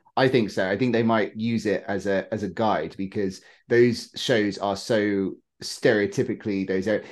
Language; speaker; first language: English; native; English